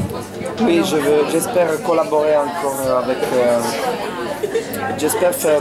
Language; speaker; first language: French; non-native, fluent; Italian